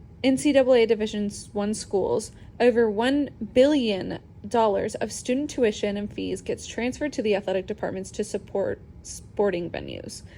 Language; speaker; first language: English; native; English